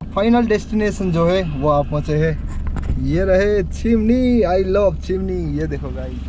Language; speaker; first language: Hindi; non-native, local second language; Nepali